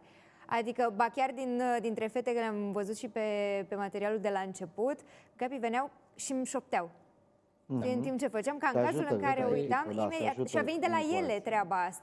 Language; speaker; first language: Romanian; native; Romanian